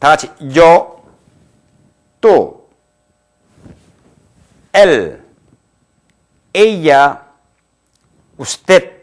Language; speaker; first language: Spanish; non-native, fluent; Korean